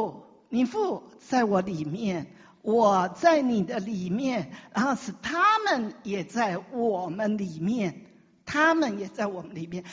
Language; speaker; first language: Chinese; native; Chinese